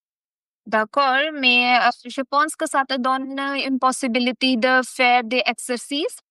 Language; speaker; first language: French; non-native, fluent; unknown